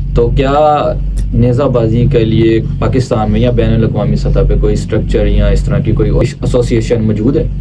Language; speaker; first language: Urdu; non-native, local second language; Punjabi